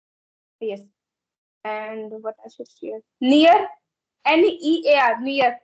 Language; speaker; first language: English; non-native, local second language; Hindi